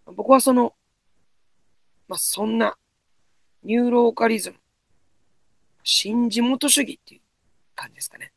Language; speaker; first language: Japanese; native; Japanese